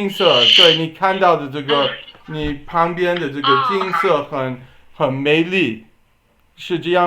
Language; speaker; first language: Chinese; non-native, learner; English